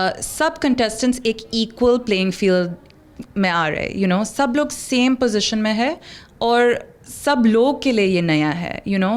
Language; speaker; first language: Hindi; non-native, local second language; English